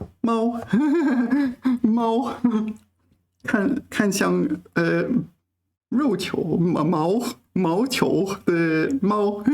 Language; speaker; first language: Chinese; non-native, learner; English